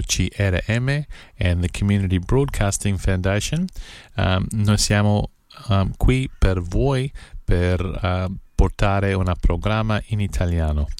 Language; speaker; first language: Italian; early bilingual, heritage; Italian